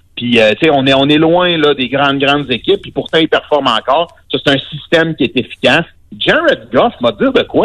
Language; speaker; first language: French; native; French